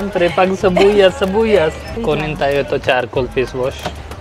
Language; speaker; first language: Filipino; non-native, learner; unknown